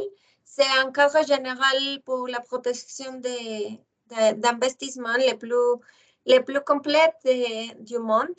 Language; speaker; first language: French; non-native, fluent; Spanish